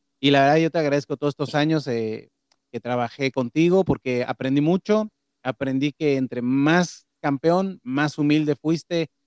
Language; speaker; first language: Spanish; native; Spanish